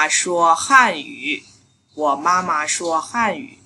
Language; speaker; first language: Chinese; non-native, fluent; Vietnamese